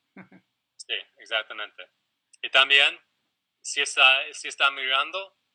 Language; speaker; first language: Spanish; non-native, fluent; English